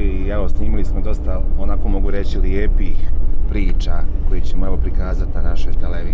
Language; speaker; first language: Bosnian; native; Bosnian